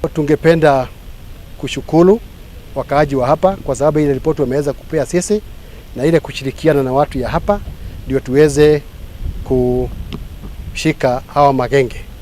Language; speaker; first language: Swahili; non-native, local second language; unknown